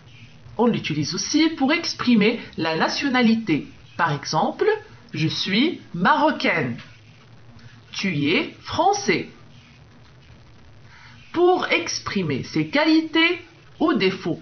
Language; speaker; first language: French; non-native, local second language; Arabic